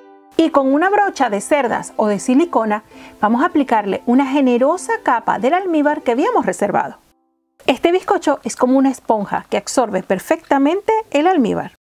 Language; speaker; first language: Spanish; native; Spanish